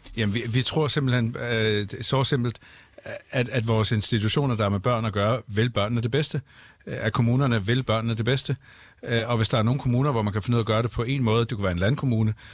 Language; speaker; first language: Danish; native; Danish